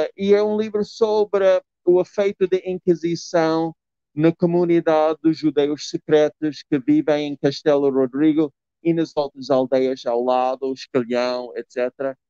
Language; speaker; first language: Portuguese; non-native, fluent; English